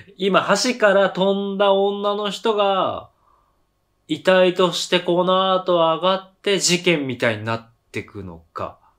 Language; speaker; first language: Japanese; native; Japanese